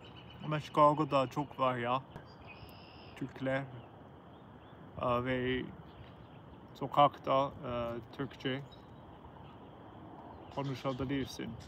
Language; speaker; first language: Turkish; non-native, learner; English